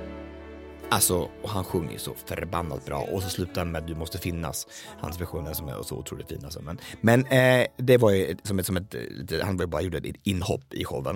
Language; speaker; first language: Swedish; native; Swedish